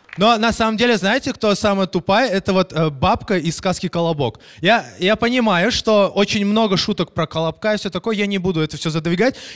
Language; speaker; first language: Russian; native; Russian